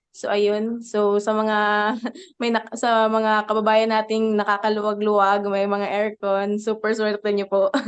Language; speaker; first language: Filipino; non-native, local second language; Cebuano